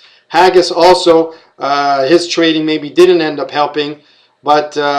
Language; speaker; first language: English; native; English